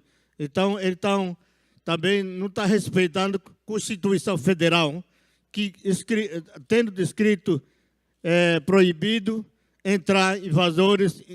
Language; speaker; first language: Portuguese; non-native, local second language; Yanomámi